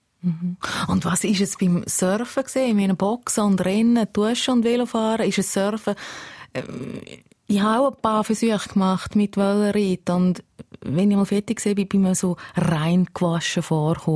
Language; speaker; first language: German; native; German